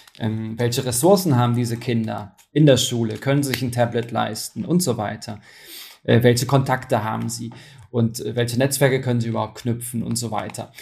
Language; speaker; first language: German; early bilingual, other home language; Turkish